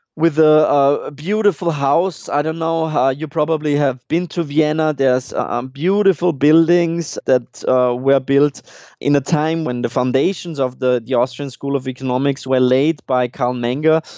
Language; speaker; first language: English; non-native, fluent; German